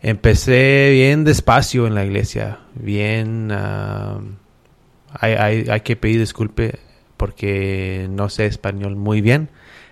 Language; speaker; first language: Spanish; non-native, fluent; English